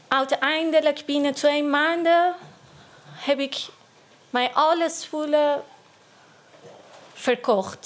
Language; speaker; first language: Dutch; non-native, learner; Persian